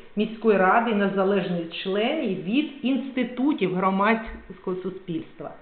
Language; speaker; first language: Ukrainian; non-native, local second language; Russian